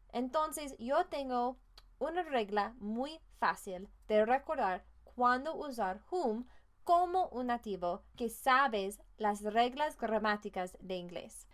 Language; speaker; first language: Spanish; non-native, fluent; English